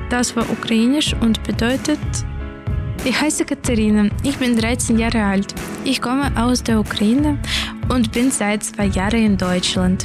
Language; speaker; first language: German; early bilingual, other home language; Ukrainian